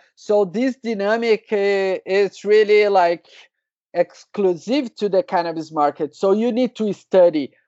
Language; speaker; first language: English; non-native, learner; Portuguese